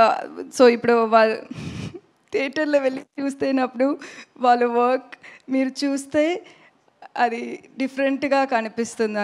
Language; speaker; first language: Telugu; non-native, learner; Tamil